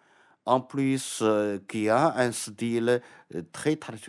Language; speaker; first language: French; non-native, fluent; Chinese